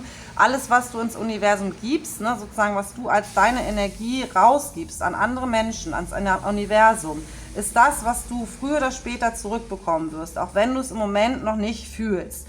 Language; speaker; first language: German; native; German